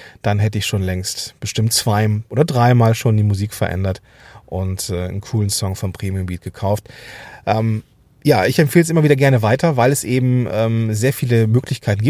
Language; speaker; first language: German; native; German